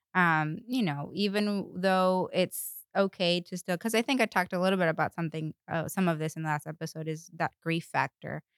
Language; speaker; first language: English; non-native, fluent; Spanish